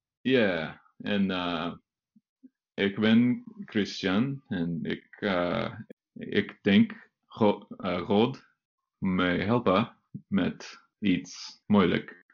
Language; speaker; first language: Dutch; non-native, learner; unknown